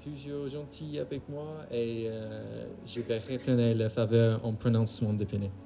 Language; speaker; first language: French; non-native, learner; English